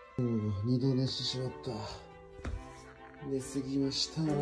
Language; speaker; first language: Japanese; native; Japanese